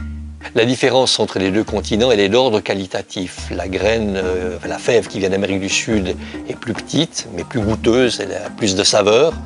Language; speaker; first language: French; native; French